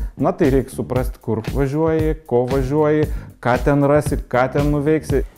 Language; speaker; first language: Lithuanian; native; Lithuanian